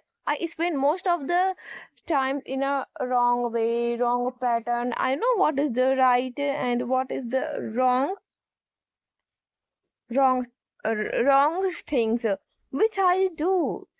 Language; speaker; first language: English; non-native, learner; Hindi